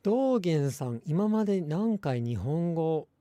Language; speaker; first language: Japanese; non-native, fluent; English